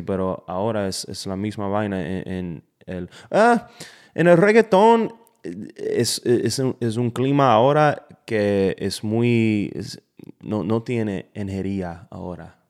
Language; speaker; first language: Spanish; non-native, learner; English